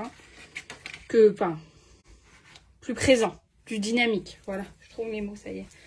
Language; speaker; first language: French; native; French